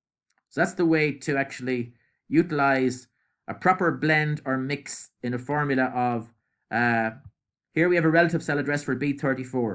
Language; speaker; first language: English; native; English